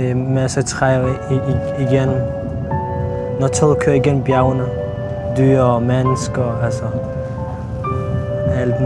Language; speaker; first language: Danish; non-native, learner; Arabic